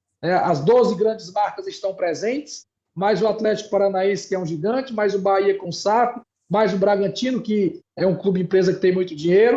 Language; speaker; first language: Portuguese; native; Portuguese